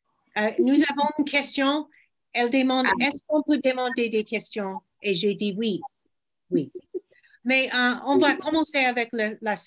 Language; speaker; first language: French; non-native, fluent; English